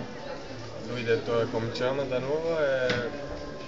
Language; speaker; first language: Italian; non-native, learner; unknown